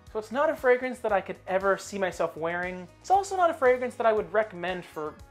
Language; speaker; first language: English; native; English